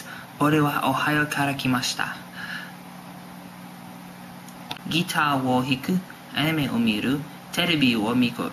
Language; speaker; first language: Japanese; non-native, learner; English